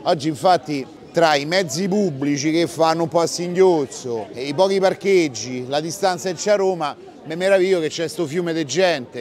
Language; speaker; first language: Italian; native; Italian